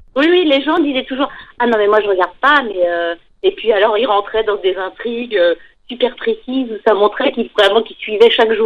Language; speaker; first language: French; native; French